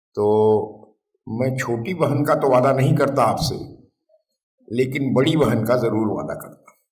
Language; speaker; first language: Hindi; native; Hindi